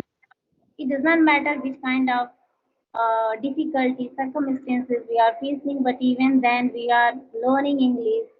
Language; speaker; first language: English; non-native, learner; Hindi